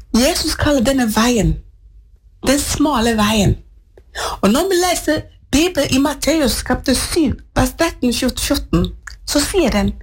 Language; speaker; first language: Norwegian; non-native, fluent; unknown